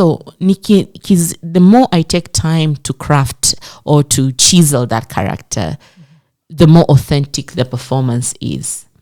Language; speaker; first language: English; non-native, local second language; Swahili